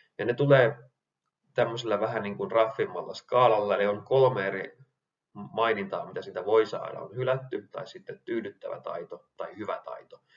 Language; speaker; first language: Finnish; native; Finnish